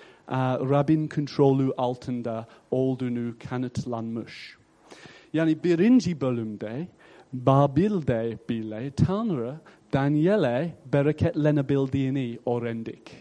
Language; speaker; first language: Turkish; non-native, fluent; English